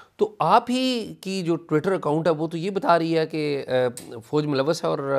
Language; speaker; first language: Urdu; native; Urdu